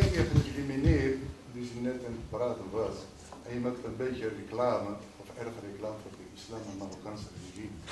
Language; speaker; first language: Dutch; early bilingual, other home language; Riffian